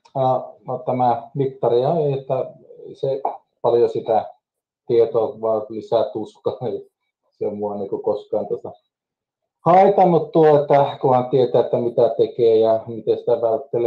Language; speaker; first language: Finnish; native; Finnish